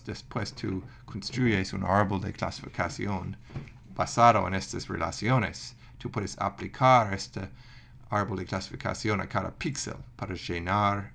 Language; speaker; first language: Spanish; non-native, fluent; English